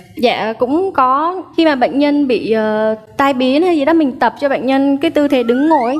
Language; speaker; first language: Vietnamese; native; Vietnamese